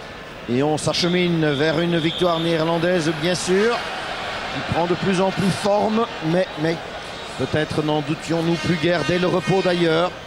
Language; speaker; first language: French; native; French